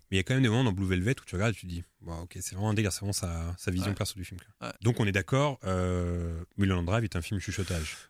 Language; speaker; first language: French; native; French